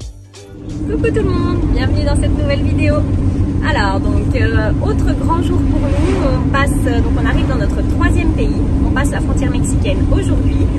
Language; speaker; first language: French; native; French